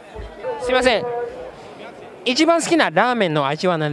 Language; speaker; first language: Japanese; early bilingual, heritage; English